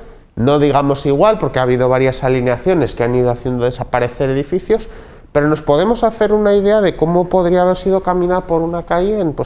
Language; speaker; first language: Spanish; native; Spanish